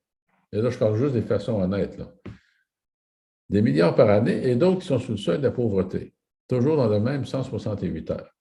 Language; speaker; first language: French; native; French